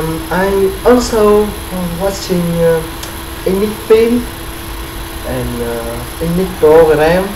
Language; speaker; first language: English; non-native, learner; Vietnamese